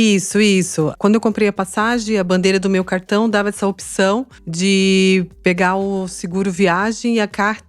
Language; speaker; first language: Portuguese; native; Portuguese